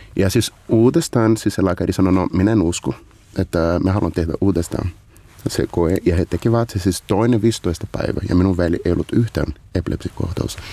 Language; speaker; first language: Finnish; non-native, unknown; Portuguese